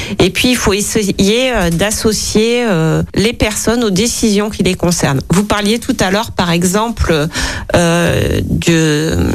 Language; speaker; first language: French; native; French